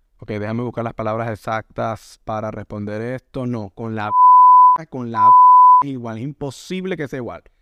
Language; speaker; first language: Spanish; native; Spanish